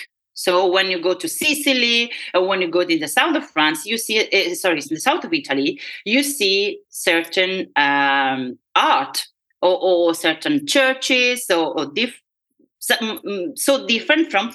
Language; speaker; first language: English; non-native, fluent; Italian